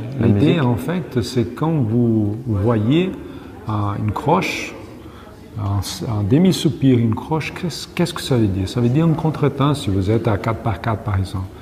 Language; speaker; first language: French; non-native, learner; Portuguese